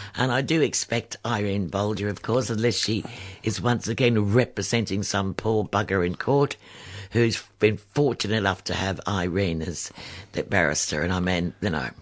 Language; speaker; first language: English; native; English